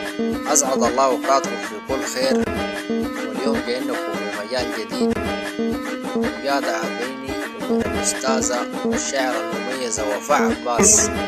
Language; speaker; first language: Arabic; native; Arabic